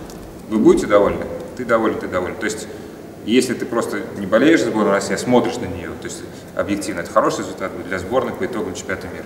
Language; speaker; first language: Russian; native; Russian